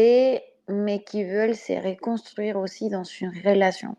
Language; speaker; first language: French; non-native, fluent; Spanish